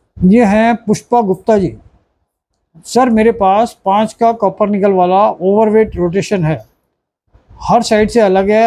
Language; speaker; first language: Hindi; native; Hindi